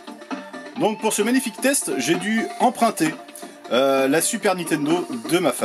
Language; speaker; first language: French; native; French